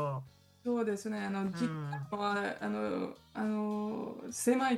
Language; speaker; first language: Japanese; non-native, learner; French